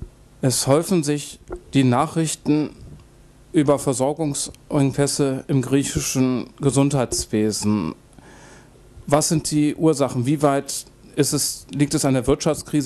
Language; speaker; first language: German; native; German